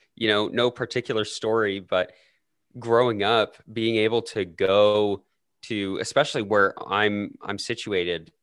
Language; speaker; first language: English; native; English